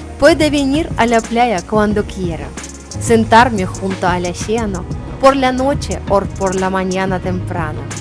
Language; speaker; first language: Spanish; non-native, learner; Ukrainian